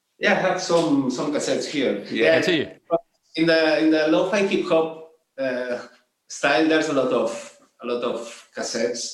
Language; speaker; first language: English; non-native, learner; Spanish